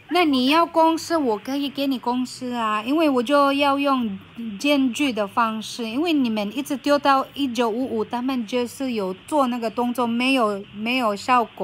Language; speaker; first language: Chinese; non-native, fluent; Filipino